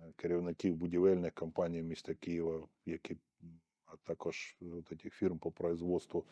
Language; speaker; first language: Ukrainian; native; Ukrainian